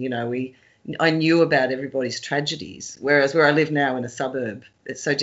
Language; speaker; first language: English; native; English